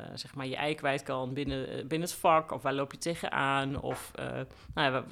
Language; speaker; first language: Dutch; native; Dutch